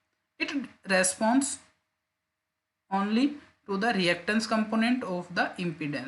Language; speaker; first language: English; non-native, local second language; Hindi